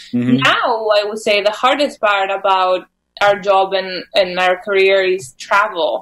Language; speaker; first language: English; non-native, fluent; Greek